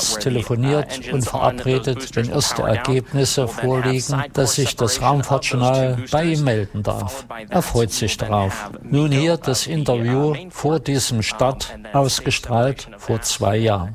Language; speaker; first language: German; native; German